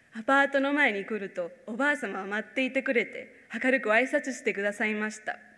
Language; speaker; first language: Japanese; non-native, fluent; Spanish